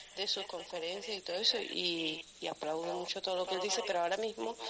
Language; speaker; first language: Spanish; native; Spanish